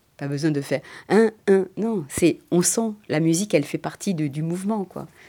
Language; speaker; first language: French; early bilingual, other home language; Spanish